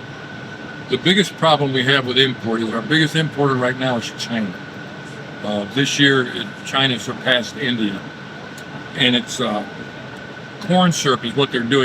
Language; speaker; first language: English; native; English